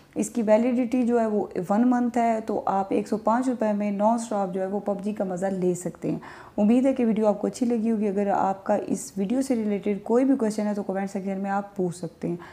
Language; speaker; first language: Urdu; non-native, local second language; Punjabi